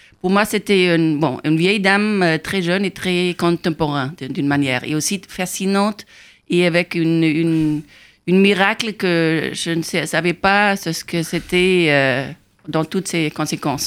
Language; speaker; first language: French; non-native, fluent; German